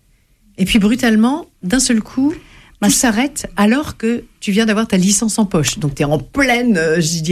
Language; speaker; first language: French; native; French